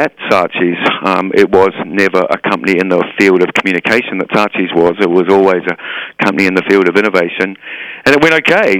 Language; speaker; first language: English; native; English